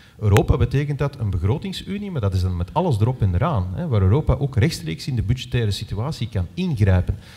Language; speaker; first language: Dutch; native; Dutch